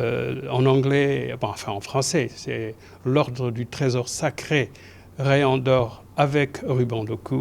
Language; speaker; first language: French; non-native, local second language; Serer